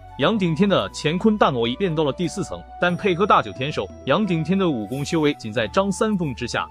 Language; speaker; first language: Chinese; native; Chinese